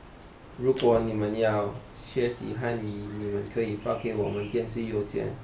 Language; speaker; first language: Chinese; non-native, learner; Filipino